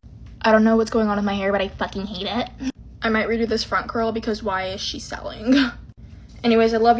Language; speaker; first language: English; native; English